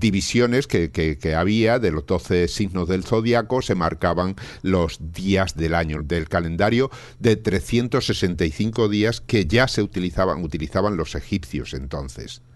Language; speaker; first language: Spanish; native; Spanish